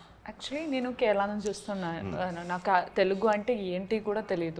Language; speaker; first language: Telugu; non-native, learner; Malayalam